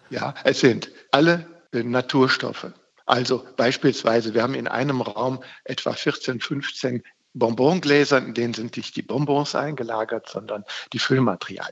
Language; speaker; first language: German; native; German